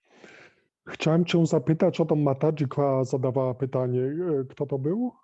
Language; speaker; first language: Polish; native; Polish